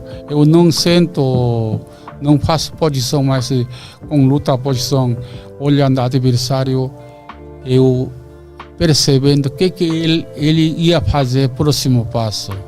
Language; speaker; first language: Portuguese; non-native, learner; Korean